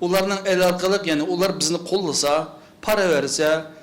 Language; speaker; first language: Turkish; non-native, learner; Uyghur